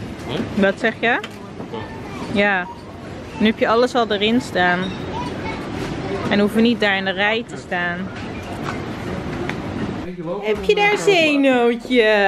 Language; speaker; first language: Dutch; native; Dutch